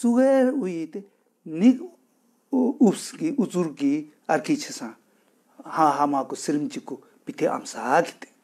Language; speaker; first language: Mongolian; non-native, fluent; Tibetan